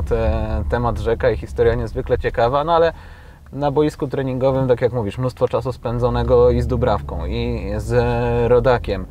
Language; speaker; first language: Polish; native; Polish